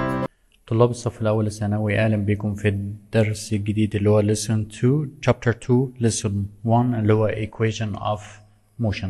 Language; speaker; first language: Arabic; native; Arabic